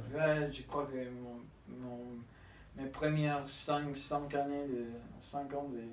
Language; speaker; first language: French; non-native, learner; Spanish